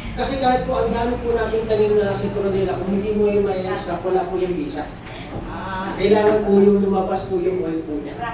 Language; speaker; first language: Filipino; native; Filipino